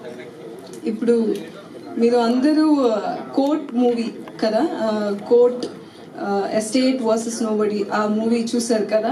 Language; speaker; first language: Telugu; non-native, learner; Tamil